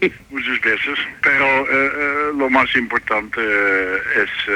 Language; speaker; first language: Spanish; non-native, learner; Dutch